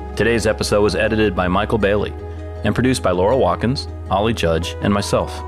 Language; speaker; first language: English; native; English